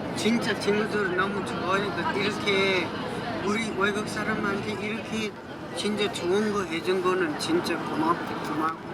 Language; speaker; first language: Korean; non-native, learner; Nepali